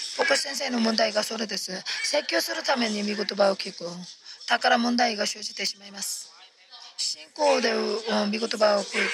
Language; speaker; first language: Japanese; non-native, fluent; Korean